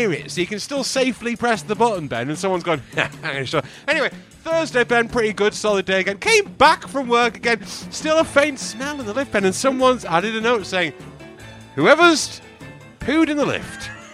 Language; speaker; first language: English; native; English